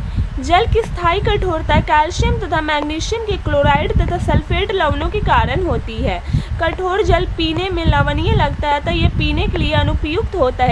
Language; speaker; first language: Hindi; native; Hindi